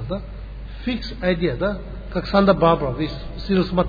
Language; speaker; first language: Russian; non-native, learner; Tibetan